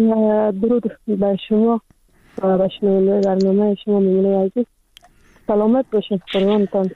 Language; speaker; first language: Persian; native; Persian